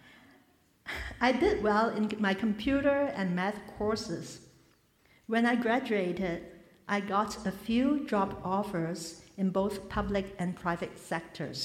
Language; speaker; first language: English; non-native, local second language; Cantonese